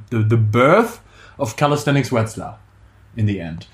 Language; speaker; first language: English; non-native, fluent; German